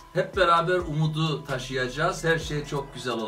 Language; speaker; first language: Turkish; native; Turkish